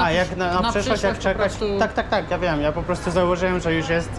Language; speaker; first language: Polish; non-native, learner; Ukrainian